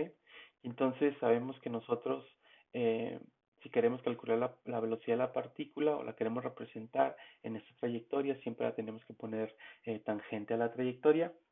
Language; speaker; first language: Spanish; native; Spanish